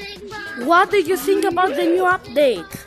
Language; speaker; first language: English; non-native, fluent; Greek